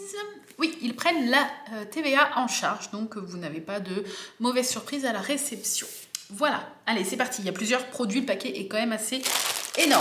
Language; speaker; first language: French; native; French